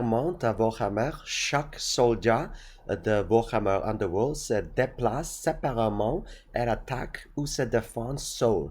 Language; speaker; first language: French; non-native, learner; English